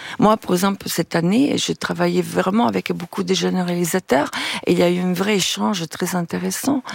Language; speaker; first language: French; non-native, fluent; Italian